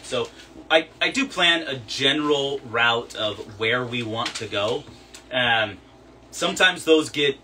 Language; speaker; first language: English; native; English